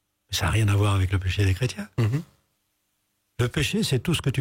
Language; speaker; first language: French; native; French